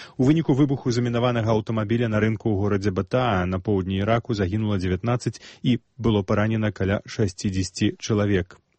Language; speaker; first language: Belarusian; native; Belarusian